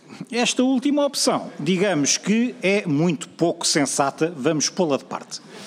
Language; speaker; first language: Portuguese; native; Portuguese